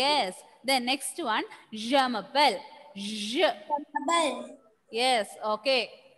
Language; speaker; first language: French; non-native, fluent; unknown